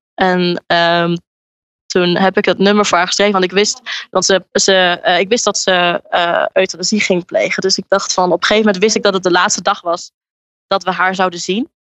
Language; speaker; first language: Dutch; native; Dutch